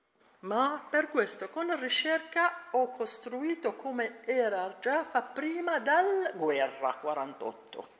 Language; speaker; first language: Italian; non-native, learner; Arabic